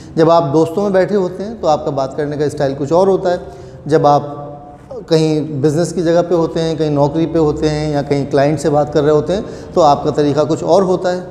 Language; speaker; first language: Urdu; native; Urdu